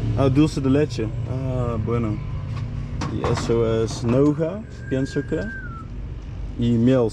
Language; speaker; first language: Spanish; non-native, learner; Dutch